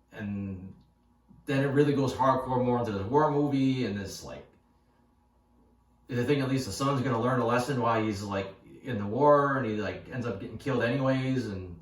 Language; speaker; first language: English; native; English